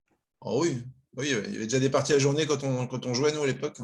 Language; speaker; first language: French; native; French